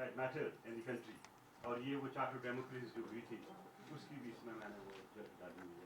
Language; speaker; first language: Urdu; native; Urdu